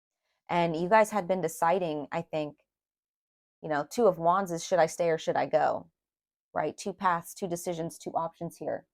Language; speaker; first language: English; native; English